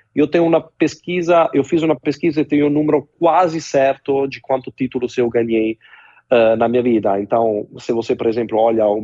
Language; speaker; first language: Portuguese; non-native, fluent; Italian